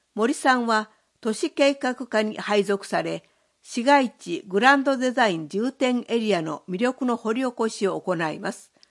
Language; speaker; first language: Japanese; native; Japanese